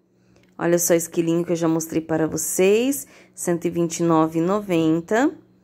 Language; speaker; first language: Portuguese; native; Portuguese